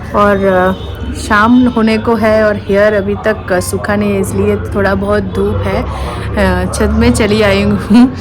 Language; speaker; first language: Hindi; non-native, local second language; Bangla